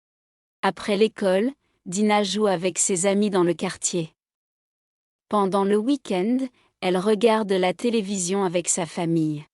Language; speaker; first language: French; non-native, learner; Arabic